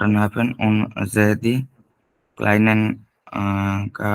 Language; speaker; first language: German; non-native, fluent; Hindi